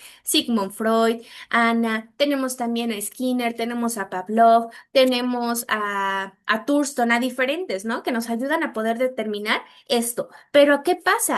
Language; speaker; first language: Spanish; native; Spanish